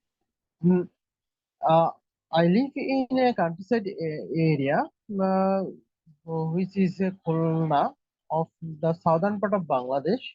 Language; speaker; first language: English; non-native, learner; Bangla